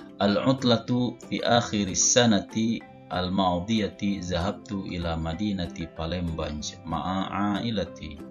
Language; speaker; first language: Arabic; non-native, fluent; Indonesian